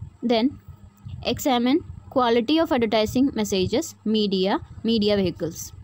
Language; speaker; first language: English; non-native, local second language; Malayalam